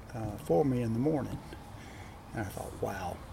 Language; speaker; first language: English; native; English